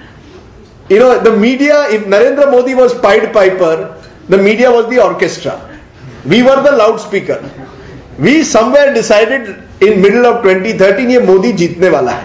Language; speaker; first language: English; non-native, local second language; Marathi